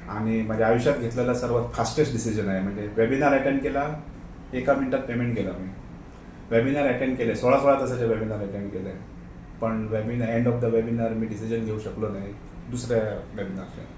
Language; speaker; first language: Marathi; non-native, local second language; Konkani